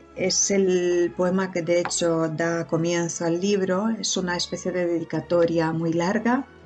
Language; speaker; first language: Spanish; non-native, fluent; Romanian